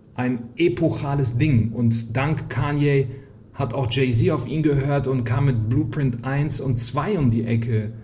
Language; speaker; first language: German; early bilingual, heritage; Polish